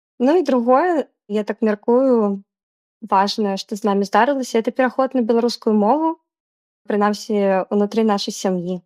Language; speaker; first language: Belarusian; non-native, local second language; Russian